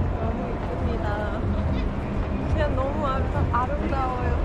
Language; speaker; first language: Korean; non-native, fluent; Japanese